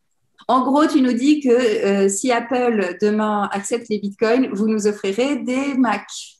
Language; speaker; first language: French; native; French